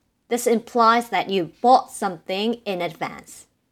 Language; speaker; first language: English; non-native, fluent; Japanese